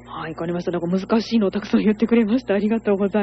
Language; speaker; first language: Japanese; native; Japanese